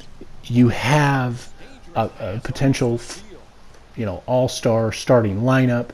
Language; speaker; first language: English; native; English